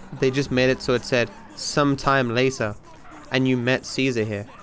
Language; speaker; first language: English; native; English